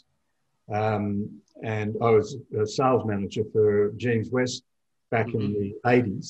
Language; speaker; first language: English; native; English